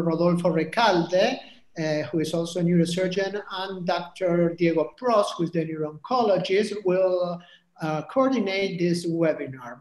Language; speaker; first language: English; non-native, fluent; Spanish